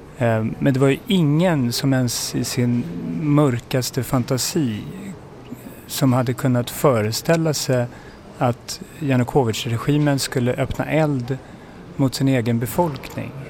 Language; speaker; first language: Swedish; native; Swedish